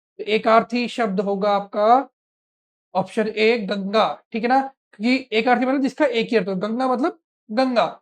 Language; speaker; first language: Hindi; native; Hindi